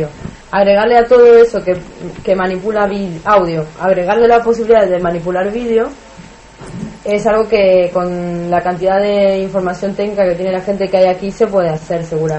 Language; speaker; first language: Spanish; native; Spanish